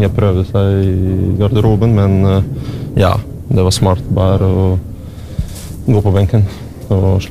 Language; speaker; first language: Norwegian; non-native, learner; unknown